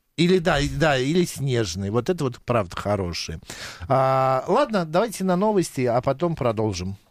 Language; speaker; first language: Russian; native; Russian